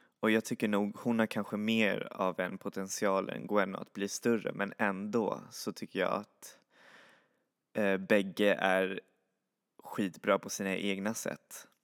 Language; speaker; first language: Swedish; native; Swedish